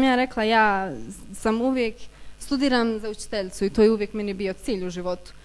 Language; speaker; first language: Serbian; early bilingual, heritage; Bosnian